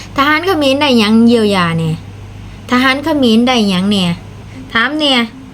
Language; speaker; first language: Thai; non-native, local second language; Lao